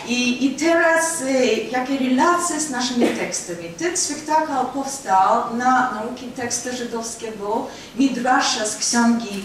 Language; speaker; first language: Polish; non-native, fluent; Russian